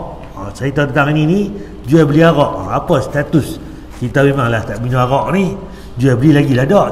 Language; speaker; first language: Malay; native; Malay